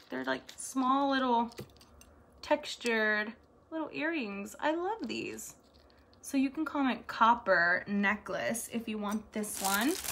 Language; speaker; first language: English; early bilingual, other home language; Spanish